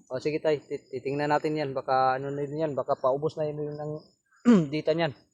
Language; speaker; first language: Filipino; non-native, local second language; Cebuano